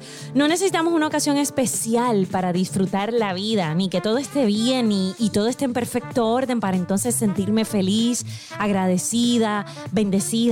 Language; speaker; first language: Spanish; native; Spanish